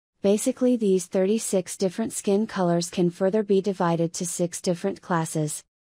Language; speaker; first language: English; non-native, fluent; Finnish